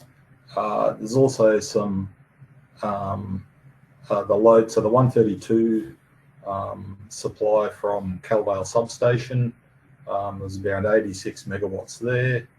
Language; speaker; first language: English; native; English